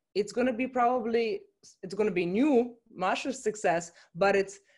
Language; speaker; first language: English; non-native, fluent; Russian